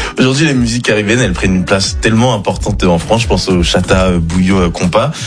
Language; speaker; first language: French; native; French